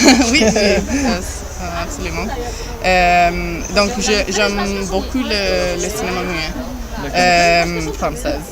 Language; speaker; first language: French; non-native, learner; Italian